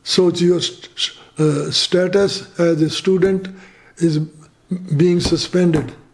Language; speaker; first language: English; non-native, fluent; Punjabi